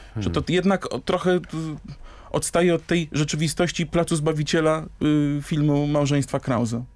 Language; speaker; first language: Polish; native; Polish